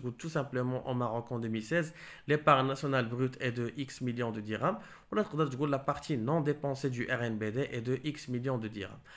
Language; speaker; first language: French; non-native, local second language; Arabic